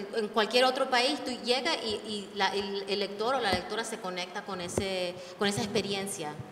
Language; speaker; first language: Spanish; early bilingual, heritage; Spanish